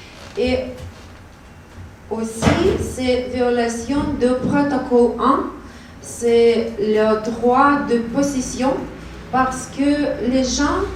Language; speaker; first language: French; non-native, learner; Russian